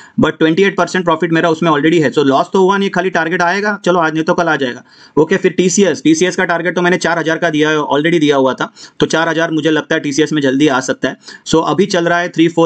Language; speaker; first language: Hindi; non-native, local second language; Marathi